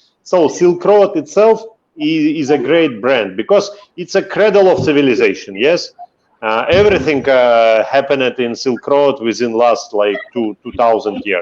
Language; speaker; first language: English; non-native, fluent; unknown